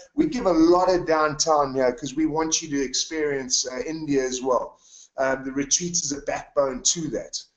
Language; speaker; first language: English; native; English